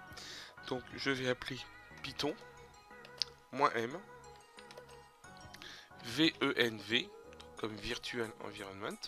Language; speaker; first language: French; native; French